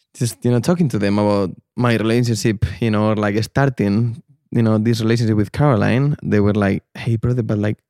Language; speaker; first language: English; non-native, fluent; Spanish